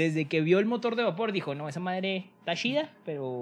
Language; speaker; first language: Spanish; native; Spanish